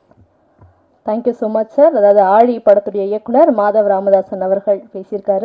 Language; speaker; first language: Tamil; native; Tamil